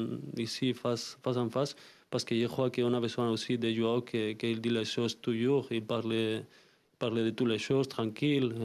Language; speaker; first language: French; non-native, fluent; Spanish